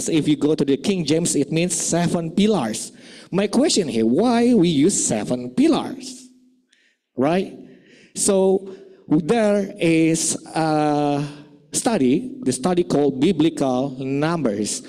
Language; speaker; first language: English; non-native, fluent; Indonesian